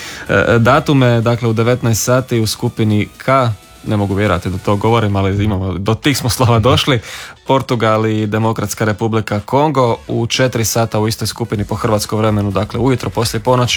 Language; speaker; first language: Serbian; native; Serbian